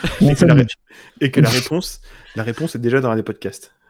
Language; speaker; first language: French; native; French